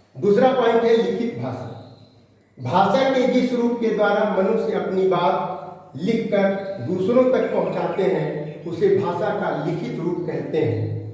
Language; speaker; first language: Hindi; native; Hindi